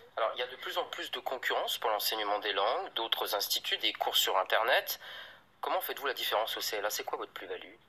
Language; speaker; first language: French; native; French